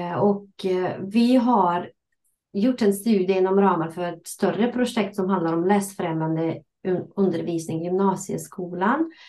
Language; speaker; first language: Swedish; non-native, fluent; Russian